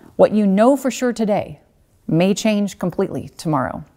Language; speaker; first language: English; native; English